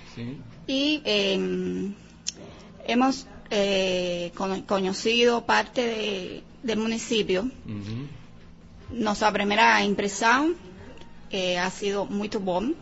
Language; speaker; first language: Portuguese; non-native, learner; Spanish